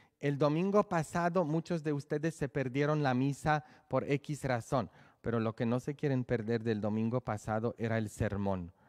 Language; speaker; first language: Spanish; native; Spanish